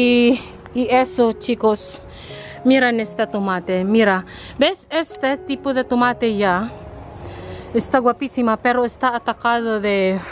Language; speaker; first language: Spanish; non-native, learner; Filipino